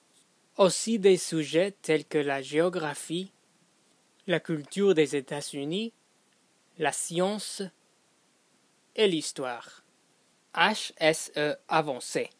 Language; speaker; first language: French; non-native, fluent; English